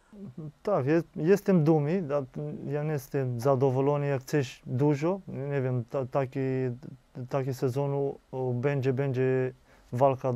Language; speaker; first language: Polish; non-native, learner; Romanian